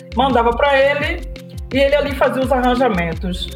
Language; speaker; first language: Portuguese; native; Portuguese